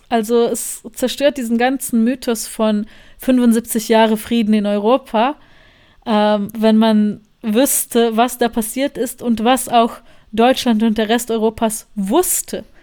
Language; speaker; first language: German; non-native, fluent; Bosnian